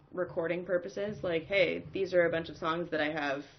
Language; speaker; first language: English; native; English